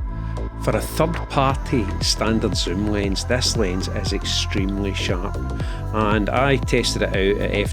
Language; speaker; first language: English; native; English